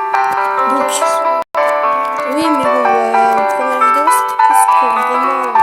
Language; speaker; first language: French; native; French